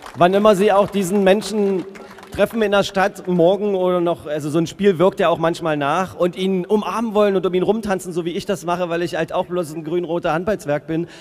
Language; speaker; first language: German; native; German